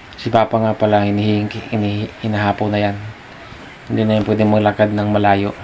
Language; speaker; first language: Filipino; non-native, local second language; Cebuano